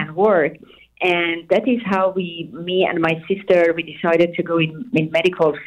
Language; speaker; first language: English; non-native, fluent; Persian